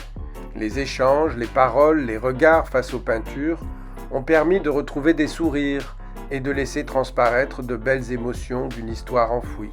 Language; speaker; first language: French; native; French